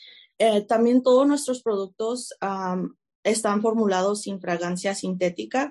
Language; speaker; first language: Spanish; early bilingual, heritage; Spanish